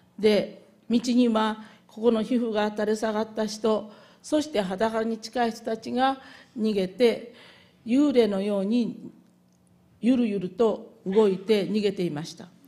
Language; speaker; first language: Japanese; native; Japanese